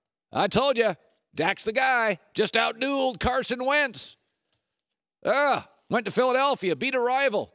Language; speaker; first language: English; native; English